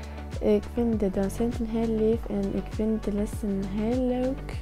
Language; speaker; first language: Dutch; non-native, learner; Arabic